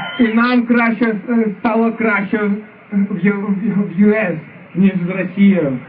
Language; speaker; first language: Ukrainian; non-native, fluent; Georgian